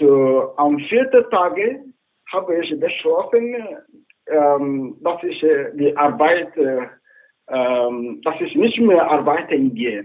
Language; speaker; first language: German; non-native, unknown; Wolof